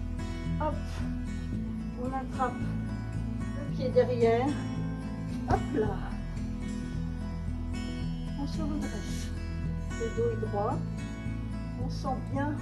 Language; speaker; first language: French; native; French